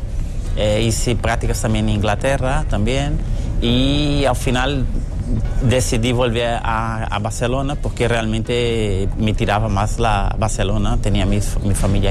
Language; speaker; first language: Spanish; non-native, fluent; Portuguese